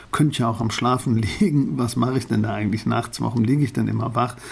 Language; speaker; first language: German; native; German